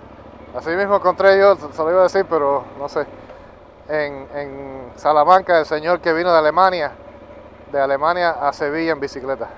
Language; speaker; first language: Spanish; early bilingual, heritage; Spanish